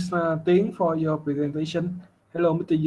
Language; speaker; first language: English; non-native, learner; Vietnamese